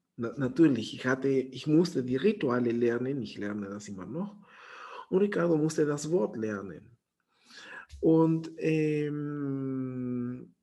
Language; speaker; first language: German; non-native, fluent; Spanish